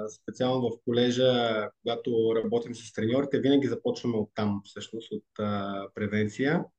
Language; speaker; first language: Bulgarian; native; Bulgarian